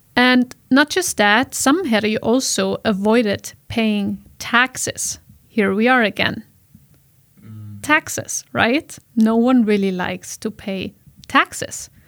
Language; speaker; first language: English; non-native, fluent; German